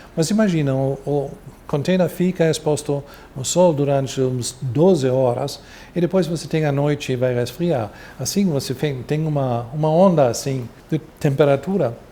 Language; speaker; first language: Portuguese; non-native, fluent; German